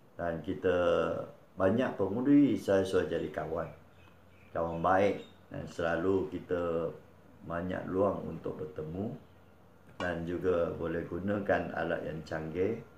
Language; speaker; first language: Malay; non-native, local second language; Chinese